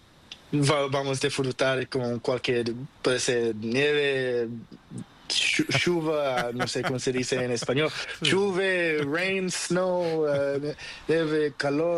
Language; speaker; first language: Spanish; non-native, learner; Portuguese